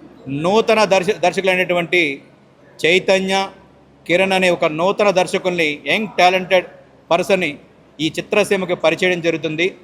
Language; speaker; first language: Telugu; native; Telugu